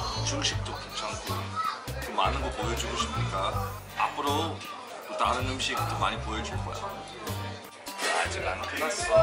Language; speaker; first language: Korean; non-native, fluent; English